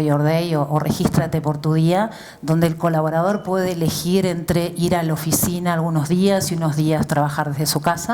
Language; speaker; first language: Spanish; native; Spanish